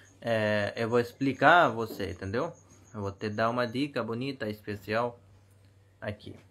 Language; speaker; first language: Portuguese; non-native, learner; Hindi